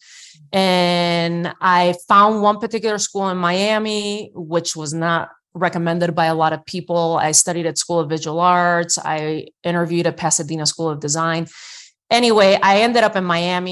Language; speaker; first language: English; non-native, fluent; Spanish